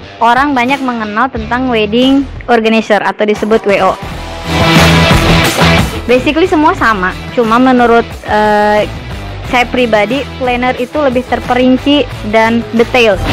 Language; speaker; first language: Indonesian; native; Indonesian